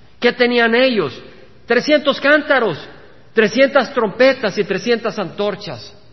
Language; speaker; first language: Spanish; native; Spanish